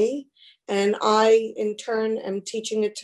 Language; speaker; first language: English; native; English